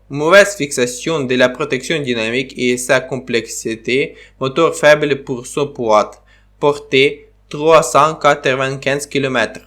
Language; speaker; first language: French; non-native, learner; Ukrainian